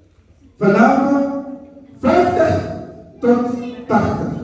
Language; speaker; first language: Dutch; non-native, learner; Lingala